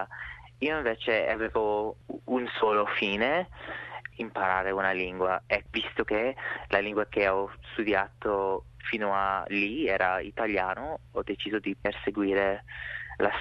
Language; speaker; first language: Italian; non-native, fluent; English